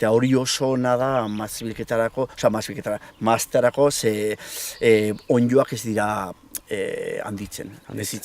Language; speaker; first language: Basque; non-native, local second language; Spanish